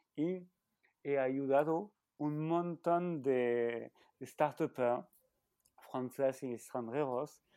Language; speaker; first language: Spanish; non-native, learner; French